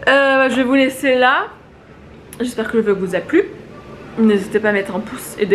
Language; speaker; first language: French; native; French